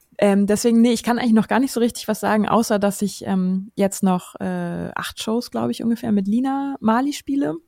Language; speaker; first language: German; native; German